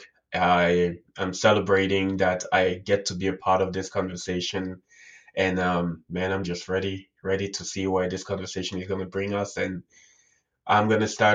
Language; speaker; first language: English; non-native, local second language; French